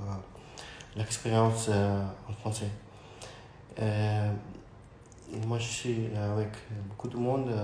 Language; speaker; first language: French; non-native, learner; Urdu